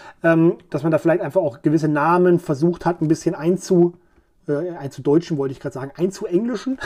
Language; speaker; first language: German; native; German